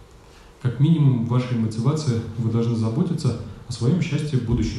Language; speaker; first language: Russian; native; Russian